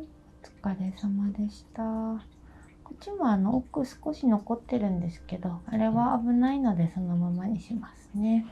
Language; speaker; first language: Japanese; native; Japanese